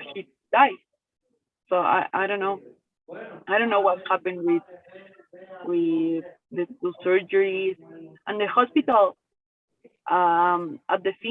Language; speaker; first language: English; non-native, learner; Spanish